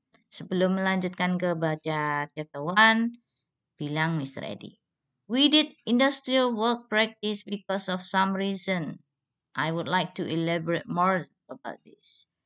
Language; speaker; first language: English; non-native, fluent; Indonesian